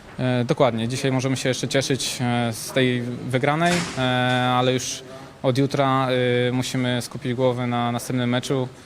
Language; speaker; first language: Polish; native; Polish